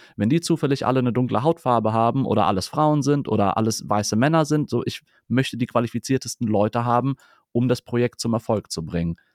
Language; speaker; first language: German; native; German